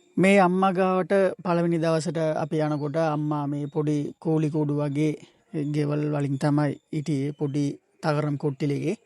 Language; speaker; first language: Sinhala; non-native, local second language; Tamil